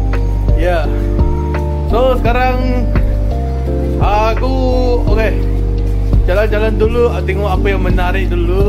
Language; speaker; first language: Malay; non-native, local second language; Chinese